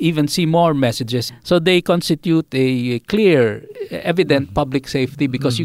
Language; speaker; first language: English; non-native, local second language; Filipino